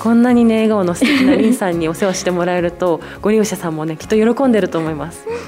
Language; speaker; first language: Japanese; native; Japanese